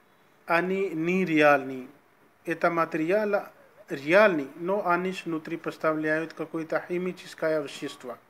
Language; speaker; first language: Russian; non-native, learner; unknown